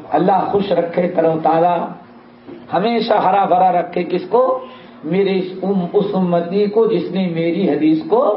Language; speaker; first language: Urdu; native; Urdu